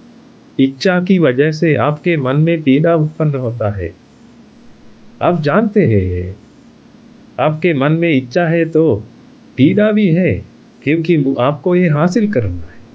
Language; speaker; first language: Hindi; non-native, fluent; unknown